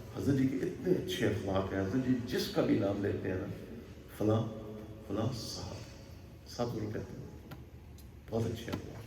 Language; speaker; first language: Urdu; non-native, local second language; Punjabi